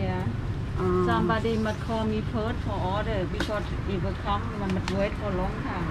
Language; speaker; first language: English; non-native, learner; Vietnamese